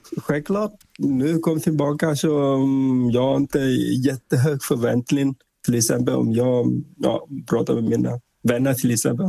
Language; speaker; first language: Swedish; non-native, fluent; Vietnamese